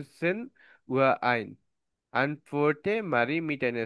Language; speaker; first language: German; non-native, fluent; Bangla